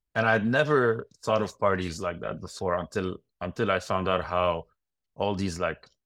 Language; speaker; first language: English; non-native, fluent; Arabic